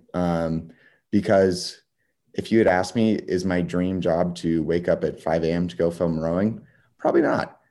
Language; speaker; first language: English; native; English